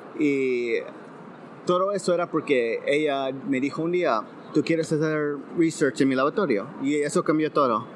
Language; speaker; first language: Spanish; early bilingual, heritage; Spanish